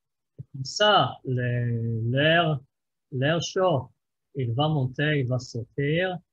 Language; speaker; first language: French; non-native, fluent; Hebrew